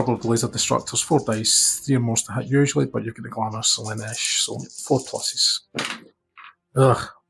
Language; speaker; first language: English; native; English